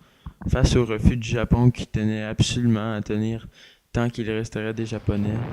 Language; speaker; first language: French; native; French